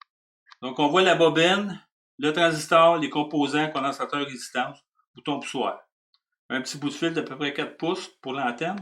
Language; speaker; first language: French; native; French